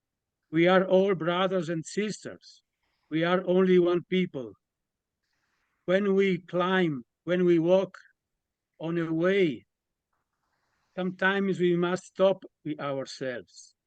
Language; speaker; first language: English; non-native, learner; Italian